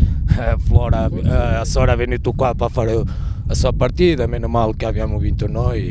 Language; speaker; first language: Italian; non-native, learner; Portuguese